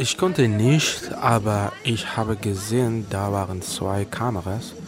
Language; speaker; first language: German; non-native, learner; Persian